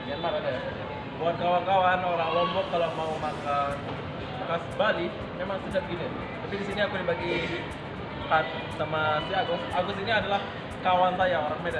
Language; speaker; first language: Indonesian; non-native, local second language; Sasak